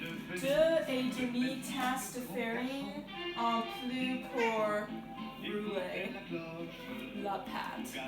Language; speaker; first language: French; non-native, learner; English